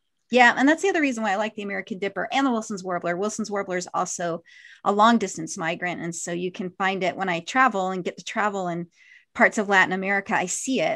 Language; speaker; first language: English; native; English